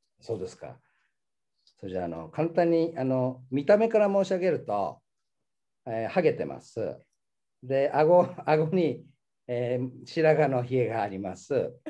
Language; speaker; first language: Japanese; early bilingual, heritage; Japanese